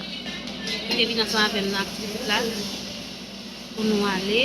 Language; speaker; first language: French; non-native, local second language; Haitian Creole